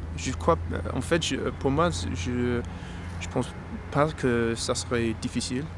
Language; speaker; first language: French; non-native, fluent; English